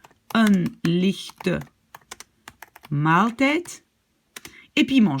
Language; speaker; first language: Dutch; non-native, fluent; French